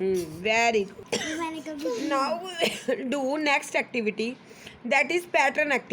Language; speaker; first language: English; non-native, local second language; Hindi